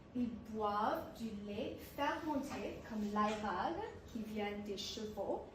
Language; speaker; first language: French; non-native, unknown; English